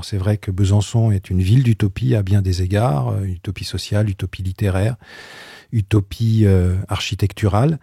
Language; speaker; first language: French; native; French